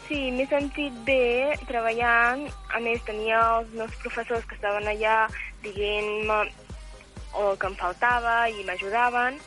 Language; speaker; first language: Catalan; early bilingual, heritage; Catalan